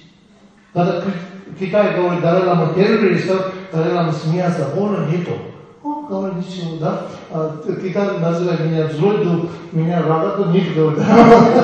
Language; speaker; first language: Russian; non-native, learner; Tibetan